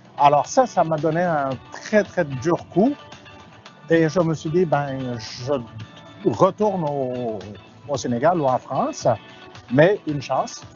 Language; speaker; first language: French; non-native, local second language; Wolof